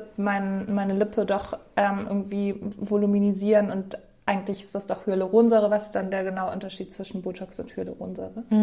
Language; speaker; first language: German; native; German